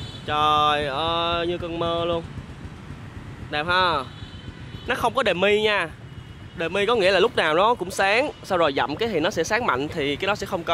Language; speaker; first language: Vietnamese; native; Vietnamese